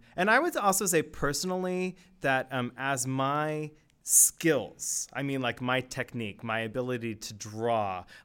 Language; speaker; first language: English; native; English